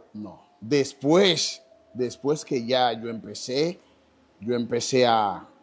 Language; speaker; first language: Spanish; non-native, fluent; Haitian Creole